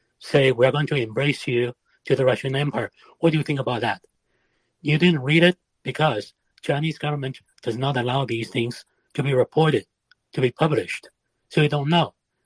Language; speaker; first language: English; non-native, fluent; Wu Chinese